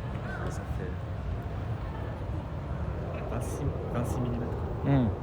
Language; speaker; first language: French; non-native, learner; Japanese